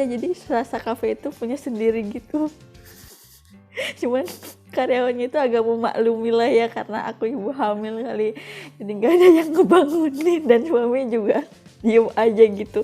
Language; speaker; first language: Indonesian; native; Indonesian